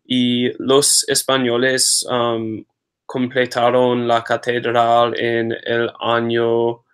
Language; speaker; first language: Spanish; non-native, learner; English